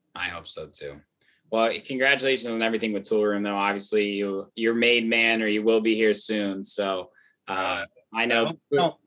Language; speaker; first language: English; native; English